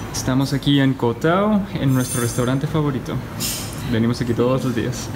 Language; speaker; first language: Spanish; non-native, learner; English